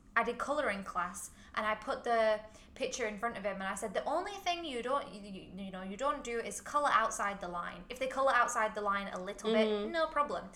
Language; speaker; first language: English; native; English